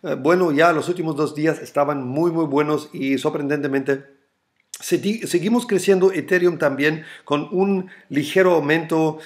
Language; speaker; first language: Spanish; non-native, fluent; German